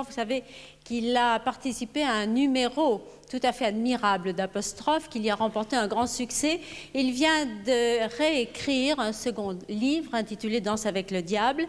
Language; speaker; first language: French; native; French